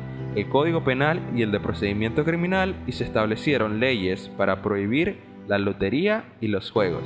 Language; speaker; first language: Spanish; native; Spanish